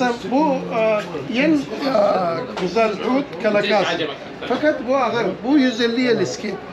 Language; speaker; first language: Turkish; non-native, learner; Arabic